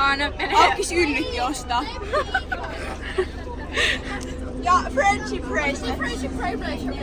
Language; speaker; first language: Finnish; native; Finnish